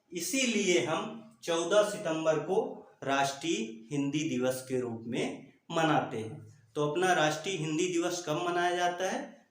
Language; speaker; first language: Hindi; native; Hindi